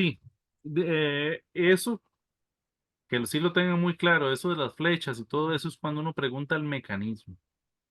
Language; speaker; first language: Spanish; native; Spanish